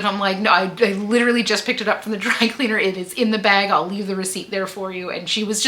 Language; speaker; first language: English; native; English